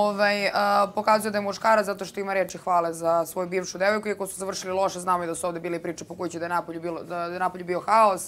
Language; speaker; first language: Serbian; native; Serbian